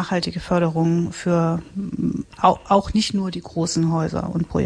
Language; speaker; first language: German; native; German